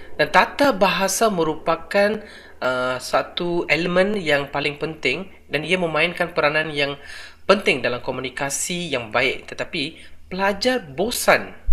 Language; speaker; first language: Malay; non-native, local second language; Tamil